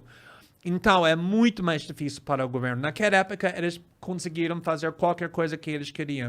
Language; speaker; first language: Portuguese; non-native, fluent; English